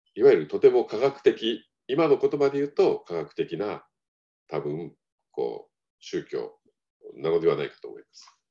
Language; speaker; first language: Japanese; native; Japanese